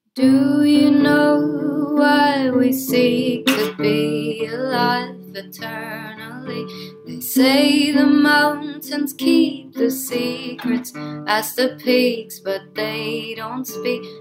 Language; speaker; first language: English; non-native, local second language; Hindi